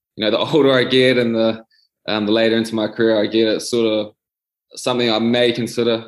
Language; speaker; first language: English; native; English